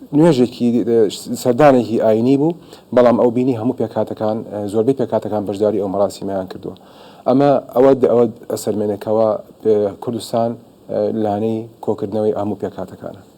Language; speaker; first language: Central Kurdish; non-native, local second language; Assyrian Neo-Aramaic